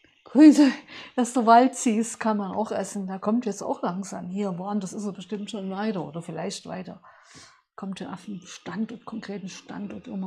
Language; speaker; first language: German; native; German